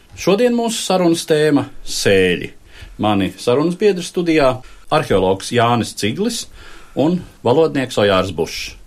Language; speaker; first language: Latvian; native; Latvian